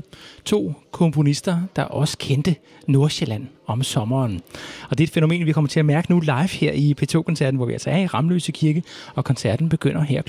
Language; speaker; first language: Danish; native; Danish